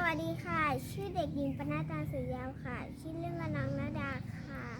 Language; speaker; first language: Thai; native; Thai